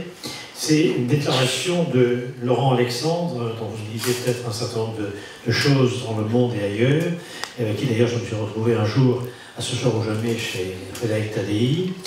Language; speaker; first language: French; native; French